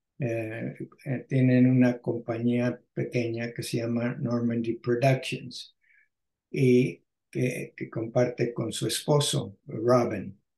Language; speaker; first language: Spanish; early bilingual, heritage; Spanish